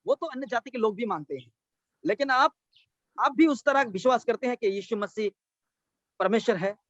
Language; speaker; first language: Hindi; non-native, local second language; Assamese